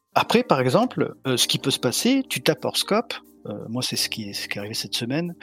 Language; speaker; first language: French; native; French